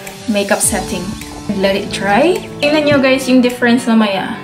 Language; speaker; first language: English; non-native, local second language; Filipino